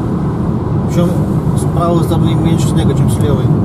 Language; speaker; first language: Russian; native; Russian